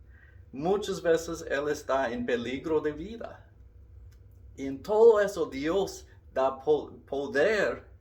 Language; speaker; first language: Spanish; non-native, learner; English